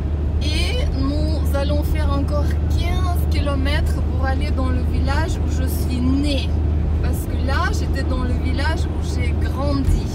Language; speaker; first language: French; non-native, fluent; Russian